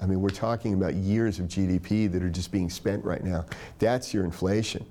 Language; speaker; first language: English; native; English